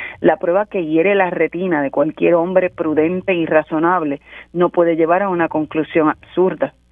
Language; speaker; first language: Spanish; native; Spanish